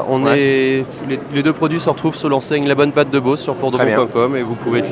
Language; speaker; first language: French; native; French